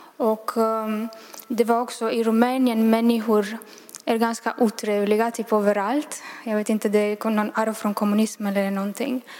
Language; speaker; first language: Swedish; non-native, fluent; Romanian